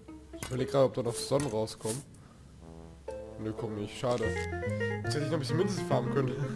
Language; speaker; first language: German; native; German